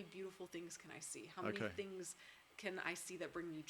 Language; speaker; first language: English; native; English